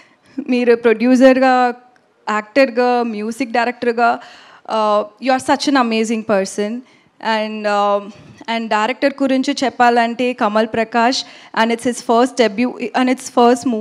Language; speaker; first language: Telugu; non-native, learner; Tamil